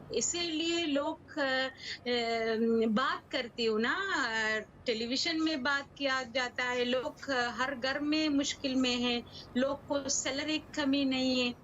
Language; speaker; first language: Hindi; non-native, learner; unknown